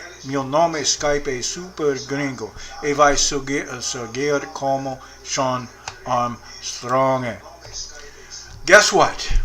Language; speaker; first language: Portuguese; non-native, learner; English